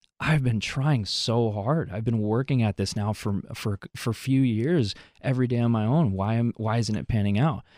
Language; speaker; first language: English; native; English